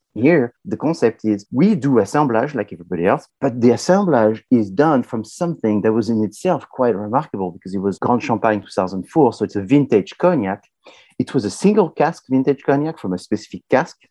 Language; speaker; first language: English; non-native, fluent; French